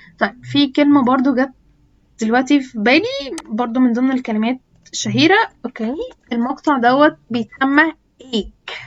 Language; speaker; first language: Egyptian Arabic; native; Egyptian Arabic